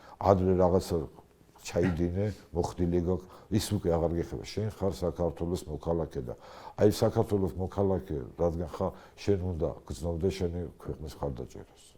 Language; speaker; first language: Georgian; native; Georgian